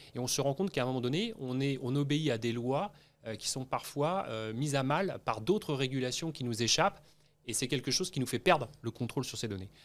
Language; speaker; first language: French; native; French